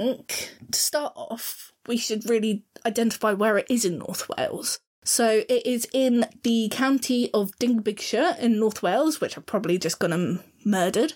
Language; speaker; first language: English; native; English